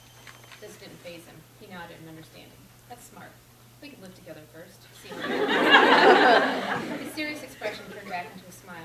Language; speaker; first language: English; native; English